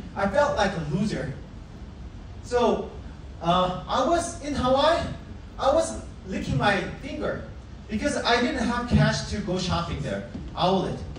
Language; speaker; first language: English; non-native, fluent; Korean